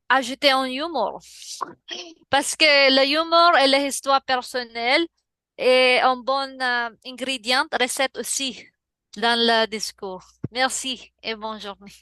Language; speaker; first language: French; non-native, learner; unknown